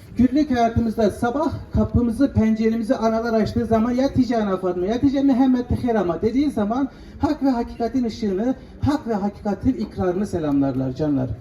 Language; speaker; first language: Turkish; non-native, local second language; Zaza